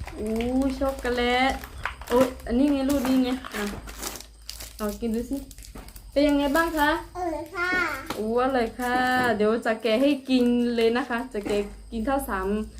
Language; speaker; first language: Thai; non-native, local second language; Akha